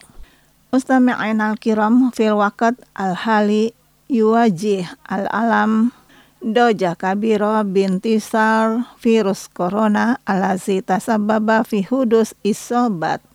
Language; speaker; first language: Arabic; non-native, fluent; Indonesian